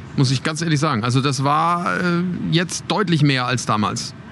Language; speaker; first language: German; native; German